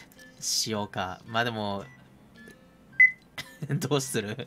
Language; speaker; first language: Japanese; native; Japanese